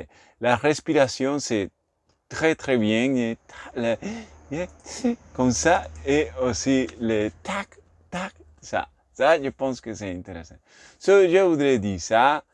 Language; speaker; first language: French; non-native, learner; Spanish